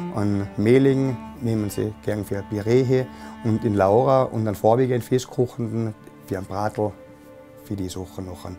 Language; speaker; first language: German; native; German